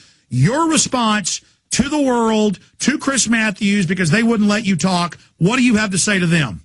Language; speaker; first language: English; native; English